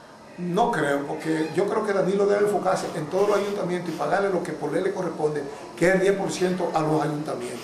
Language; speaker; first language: Spanish; native; Spanish